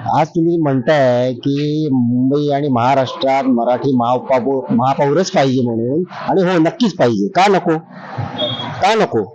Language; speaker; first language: Marathi; native; Marathi